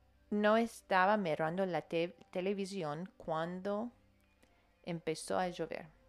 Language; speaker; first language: Spanish; non-native, fluent; English